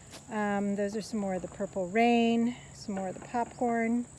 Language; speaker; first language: English; native; English